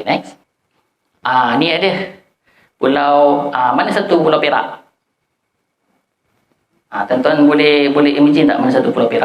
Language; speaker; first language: Malay; native; Malay